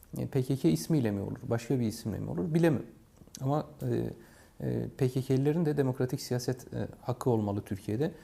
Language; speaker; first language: Turkish; non-native, local second language; Kurdish